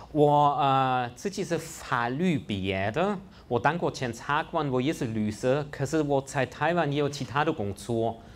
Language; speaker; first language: Chinese; non-native, fluent; German